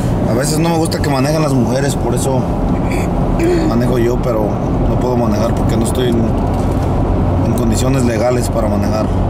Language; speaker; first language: Spanish; early bilingual, other home language; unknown